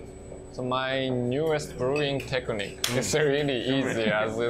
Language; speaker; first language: English; non-native, learner; Japanese